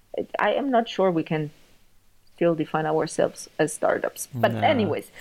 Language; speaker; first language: English; non-native, fluent; Italian